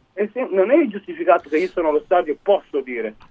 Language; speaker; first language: Italian; native; Italian